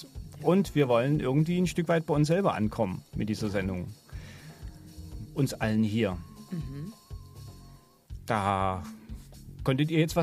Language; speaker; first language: German; native; German